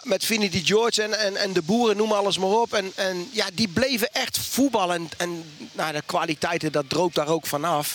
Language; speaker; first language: Dutch; native; Dutch